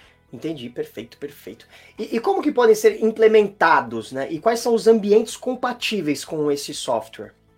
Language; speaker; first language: Portuguese; native; Portuguese